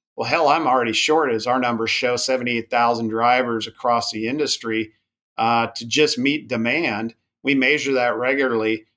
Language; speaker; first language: English; native; English